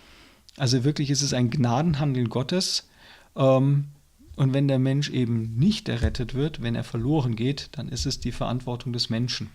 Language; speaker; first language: German; native; German